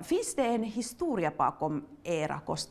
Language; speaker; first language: Swedish; non-native, local second language; Finnish